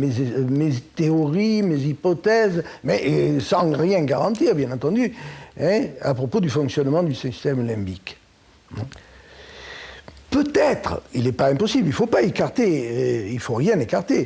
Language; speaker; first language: French; native; French